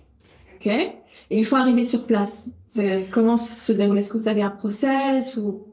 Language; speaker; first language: French; native; French